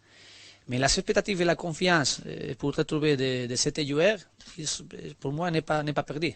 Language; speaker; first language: French; non-native, learner; Spanish